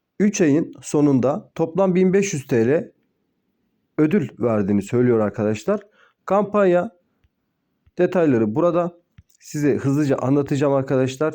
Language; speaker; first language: Turkish; native; Turkish